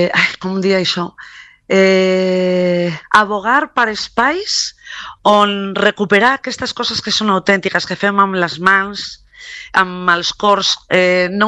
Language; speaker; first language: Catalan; non-native, local second language; Spanish